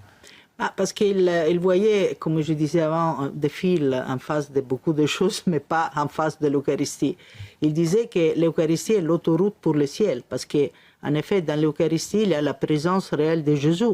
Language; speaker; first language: French; non-native, fluent; Italian